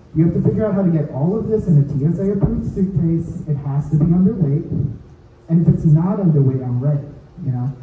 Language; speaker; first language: English; native; English